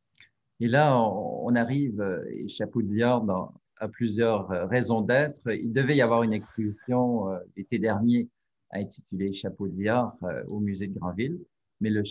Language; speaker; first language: French; native; French